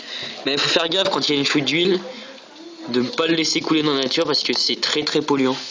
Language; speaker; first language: French; native; French